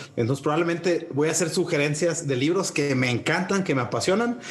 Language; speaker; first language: Spanish; native; Spanish